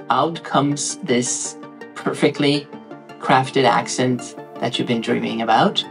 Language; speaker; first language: English; non-native, fluent; Norwegian